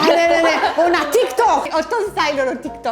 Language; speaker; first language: Korean; non-native, fluent; Italian